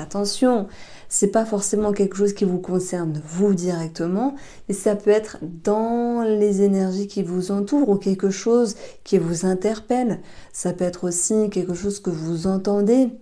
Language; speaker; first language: French; native; French